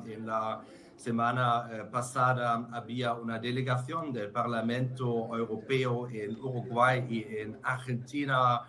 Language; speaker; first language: Spanish; non-native, fluent; German